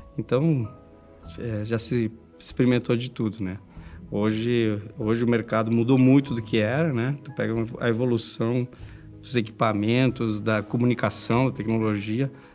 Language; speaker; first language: Portuguese; early bilingual, other home language; Spanish